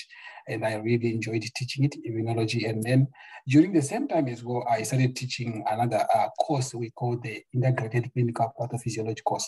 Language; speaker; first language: English; non-native, local second language; Shona